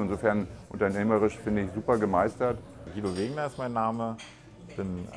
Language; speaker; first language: German; native; German